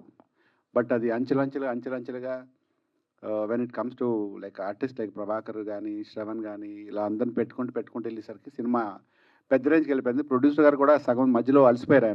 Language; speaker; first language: Telugu; native; Telugu